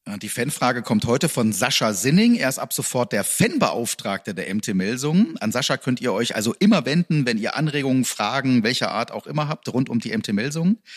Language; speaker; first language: German; native; German